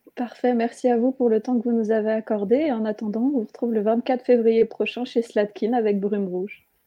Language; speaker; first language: French; native; French